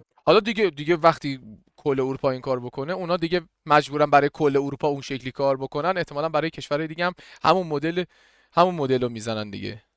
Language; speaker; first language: Persian; native; Persian